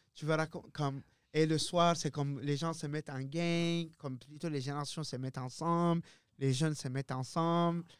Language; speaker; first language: French; native; French